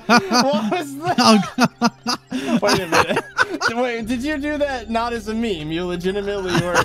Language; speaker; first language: English; native; English